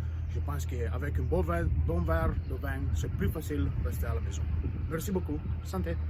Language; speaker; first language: French; non-native, learner; Italian